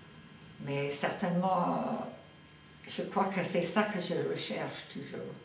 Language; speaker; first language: French; non-native, fluent; English